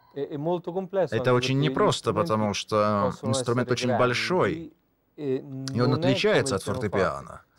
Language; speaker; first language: Russian; non-native, fluent; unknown